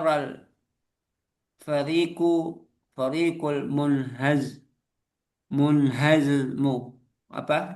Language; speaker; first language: Arabic; non-native, learner; Indonesian